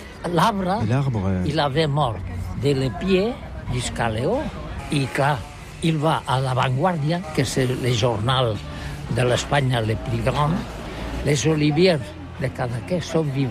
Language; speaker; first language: French; non-native, learner; Catalan